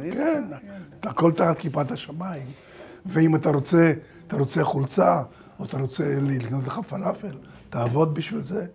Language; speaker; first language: Hebrew; early bilingual, other home language; Bulgarian